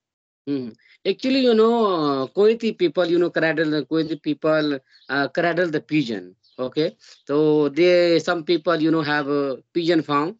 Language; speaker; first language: English; non-native, learner; Hindi